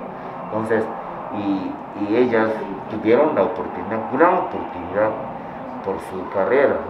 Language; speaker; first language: Spanish; non-native, fluent; Japanese